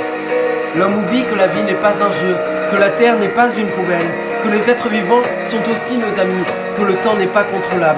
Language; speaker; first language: French; native; French